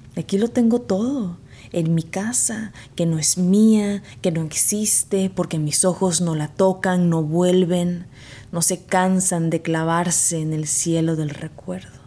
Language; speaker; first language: Spanish; native; Spanish